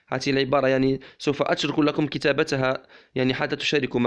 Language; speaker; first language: Arabic; native; Arabic